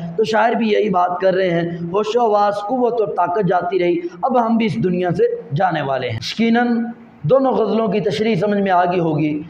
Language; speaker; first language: Urdu; non-native, local second language; Punjabi